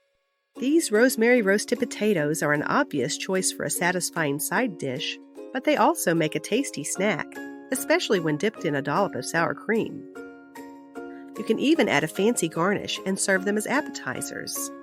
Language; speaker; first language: English; native; English